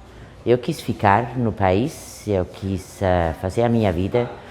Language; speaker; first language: Portuguese; non-native, fluent; German